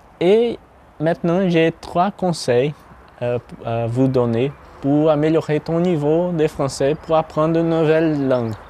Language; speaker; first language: French; non-native, learner; Portuguese